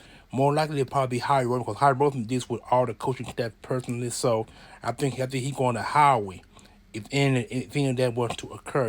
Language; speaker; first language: English; native; English